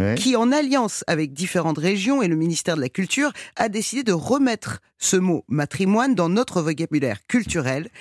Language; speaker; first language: French; non-native, fluent; Persian